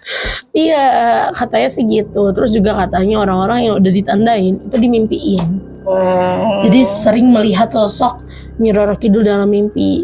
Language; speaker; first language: Indonesian; native; Indonesian